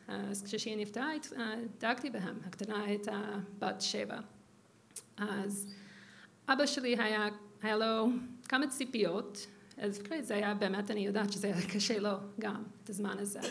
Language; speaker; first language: Hebrew; non-native, fluent; English